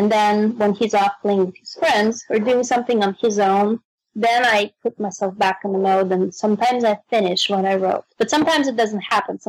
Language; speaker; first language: English; non-native, fluent; Russian